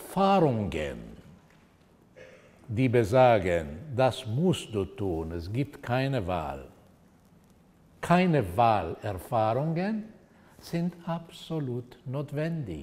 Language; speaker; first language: German; non-native, fluent; Portuguese